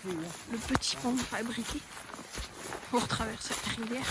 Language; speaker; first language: French; native; French